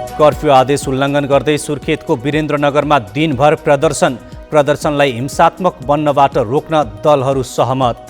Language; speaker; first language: Nepali; native; Nepali